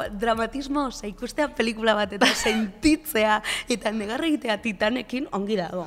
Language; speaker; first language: Basque; non-native, local second language; Spanish